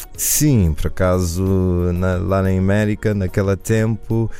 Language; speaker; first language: Portuguese; early bilingual, other home language; English